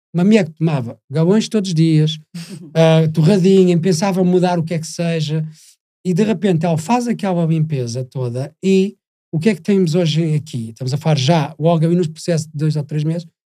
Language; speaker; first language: Portuguese; native; Portuguese